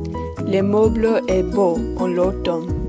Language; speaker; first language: French; non-native, learner; English